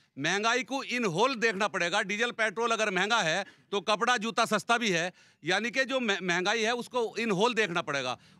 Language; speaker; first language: Hindi; native; Hindi